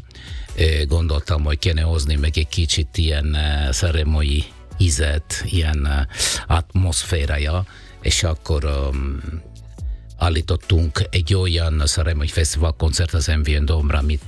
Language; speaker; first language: Hungarian; non-native, fluent; Italian